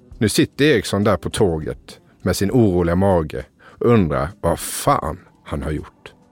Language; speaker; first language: Swedish; native; Swedish